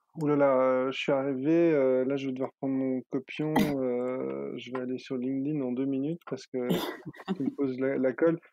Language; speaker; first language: French; native; French